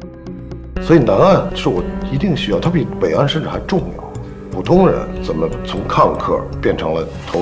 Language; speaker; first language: Chinese; native; Chinese